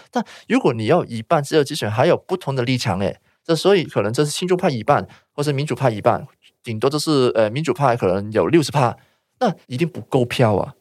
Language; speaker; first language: Chinese; non-native, local second language; Cantonese